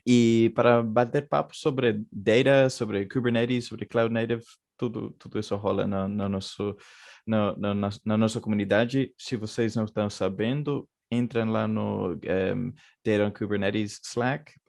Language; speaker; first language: Portuguese; non-native, fluent; Spanish